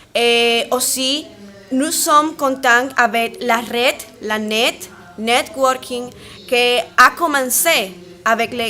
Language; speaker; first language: French; non-native, learner; Spanish